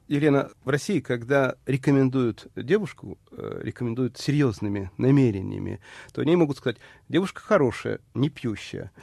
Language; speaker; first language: Russian; native; Russian